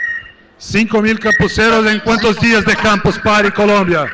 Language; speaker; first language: Spanish; non-native, learner; Portuguese